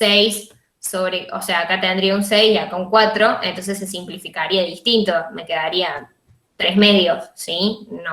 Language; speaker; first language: Spanish; native; Spanish